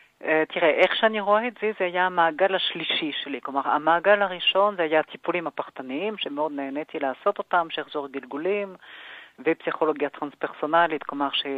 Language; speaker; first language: Hebrew; non-native, fluent; French